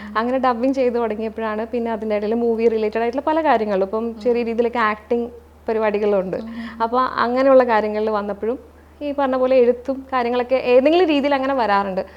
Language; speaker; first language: Malayalam; native; Malayalam